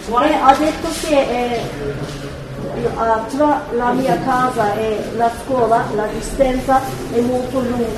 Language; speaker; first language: Italian; non-native, fluent; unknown